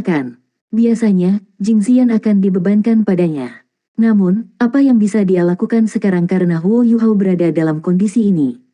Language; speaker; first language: Indonesian; native; Indonesian